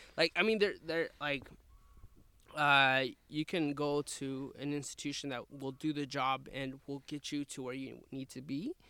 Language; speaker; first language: English; early bilingual, other home language; Spanish